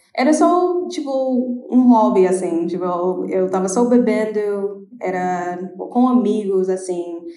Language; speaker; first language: Portuguese; non-native, fluent; English